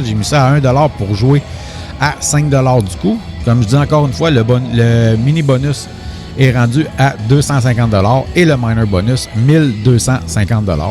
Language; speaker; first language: French; native; French